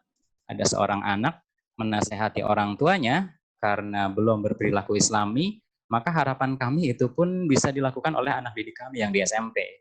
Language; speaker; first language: Indonesian; native; Indonesian